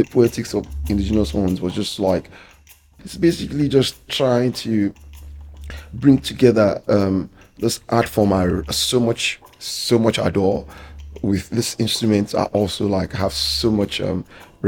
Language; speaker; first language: English; non-native, local second language; Yoruba